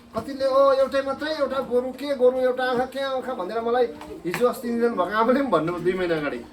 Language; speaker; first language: Nepali; native; Nepali